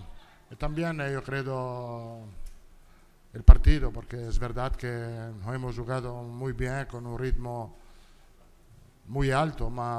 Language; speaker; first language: Spanish; non-native, learner; Italian